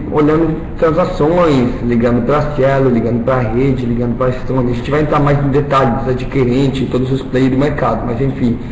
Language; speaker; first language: Portuguese; early bilingual, other home language; Italian